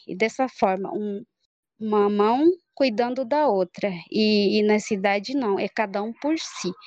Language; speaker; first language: Portuguese; non-native, local second language; Guarani